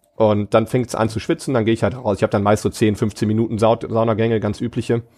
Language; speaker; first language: German; native; German